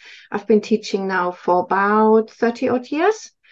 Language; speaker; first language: English; non-native, fluent; German